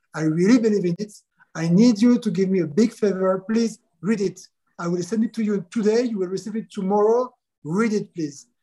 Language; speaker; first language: English; non-native, fluent; French